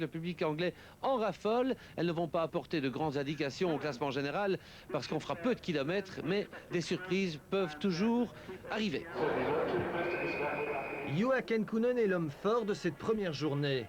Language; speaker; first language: French; native; French